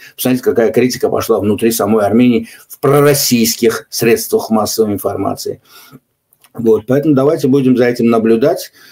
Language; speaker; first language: Russian; non-native, local second language; Azerbaijani